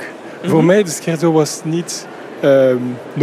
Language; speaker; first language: Dutch; non-native, local second language; French